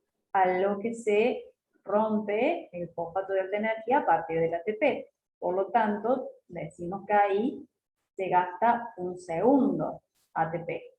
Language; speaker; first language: Spanish; native; Spanish